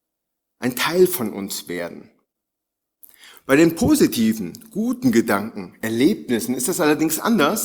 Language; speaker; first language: German; native; German